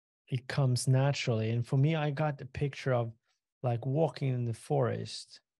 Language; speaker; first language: English; non-native, fluent; Swedish